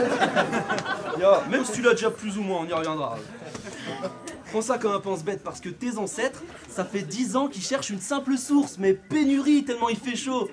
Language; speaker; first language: French; native; French